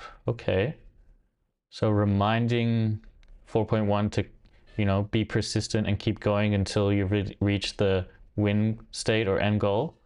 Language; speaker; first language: English; native; English